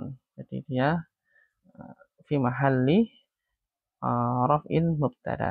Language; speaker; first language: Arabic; non-native, fluent; Indonesian